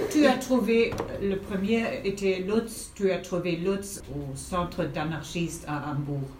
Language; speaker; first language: French; non-native, fluent; German